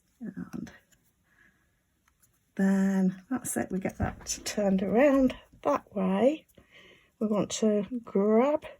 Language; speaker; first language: English; native; English